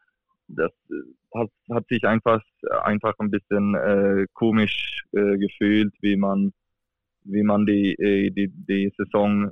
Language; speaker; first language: German; non-native, fluent; Swedish